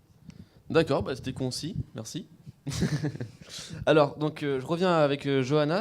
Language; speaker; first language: French; native; French